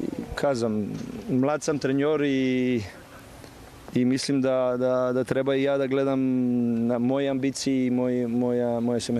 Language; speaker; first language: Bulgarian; non-native, learner; Bosnian